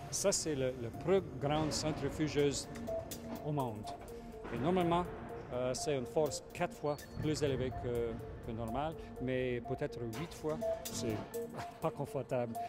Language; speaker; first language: French; non-native, local second language; English